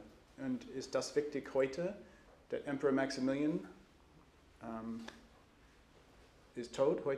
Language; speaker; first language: German; non-native, learner; English